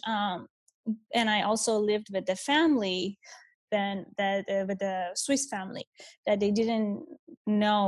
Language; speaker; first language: English; non-native, fluent; Persian